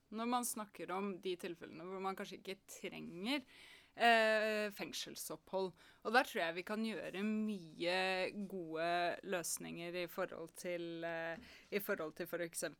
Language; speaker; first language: Norwegian; native; Norwegian